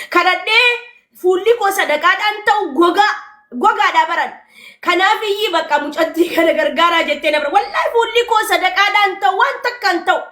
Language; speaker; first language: Oromo; non-native, local second language; Amharic